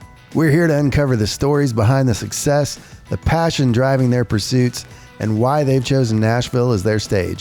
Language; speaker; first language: English; native; English